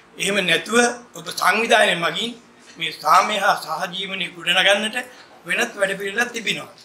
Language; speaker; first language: Sinhala; non-native, local second language; Tamil